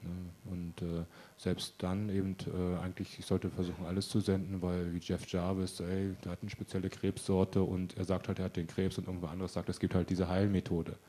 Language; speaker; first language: German; native; German